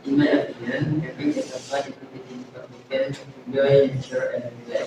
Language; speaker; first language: English; non-native, learner; Indonesian